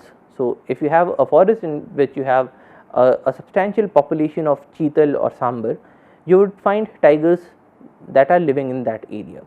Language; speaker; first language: English; non-native, local second language; Hindi